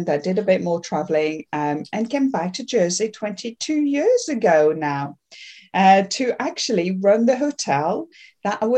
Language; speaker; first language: English; non-native, fluent; French